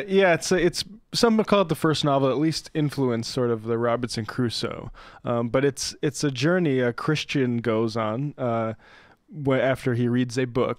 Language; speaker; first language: English; native; English